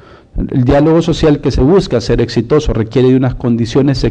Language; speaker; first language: Spanish; native; Spanish